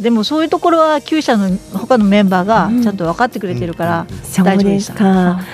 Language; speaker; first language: Japanese; native; Japanese